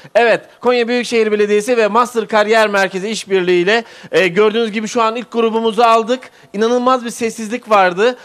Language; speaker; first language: Turkish; native; Turkish